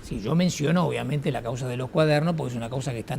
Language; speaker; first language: Spanish; native; Spanish